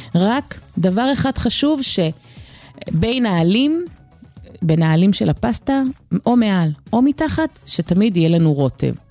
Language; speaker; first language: Hebrew; native; Hebrew